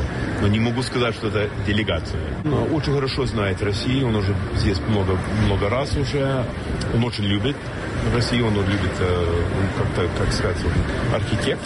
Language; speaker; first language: Russian; non-native, fluent; English